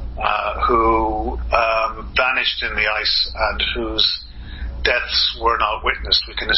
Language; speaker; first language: English; native; English